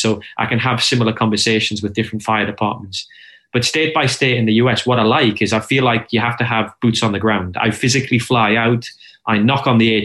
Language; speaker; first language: English; native; English